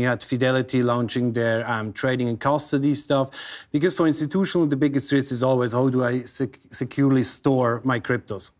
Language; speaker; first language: English; non-native, fluent; German